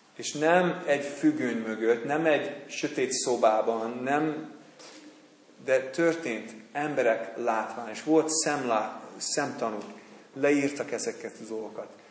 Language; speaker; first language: Hungarian; non-native, fluent; English